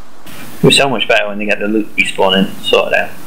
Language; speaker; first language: English; native; English